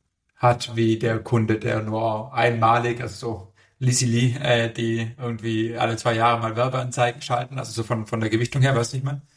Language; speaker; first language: German; native; German